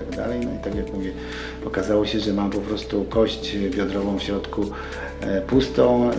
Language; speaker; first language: Polish; native; Polish